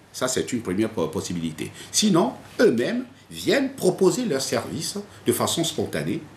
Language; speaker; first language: French; native; French